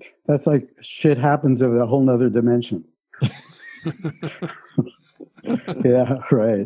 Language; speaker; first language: English; native; English